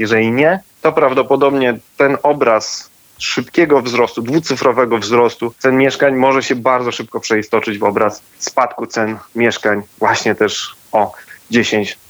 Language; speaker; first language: Polish; native; Polish